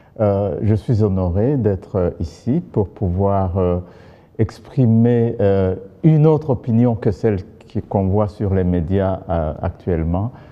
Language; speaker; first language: French; non-native, local second language; Kinyarwanda